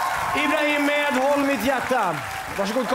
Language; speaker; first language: Swedish; native; Swedish